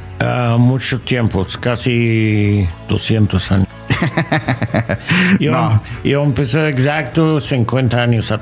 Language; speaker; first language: Spanish; non-native, fluent; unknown